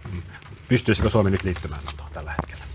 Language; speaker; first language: Finnish; native; Finnish